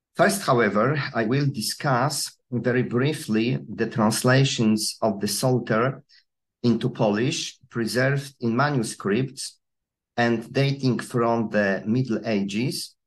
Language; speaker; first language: English; non-native, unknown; Polish